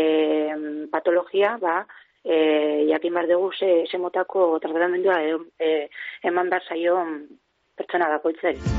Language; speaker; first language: Basque; native; Basque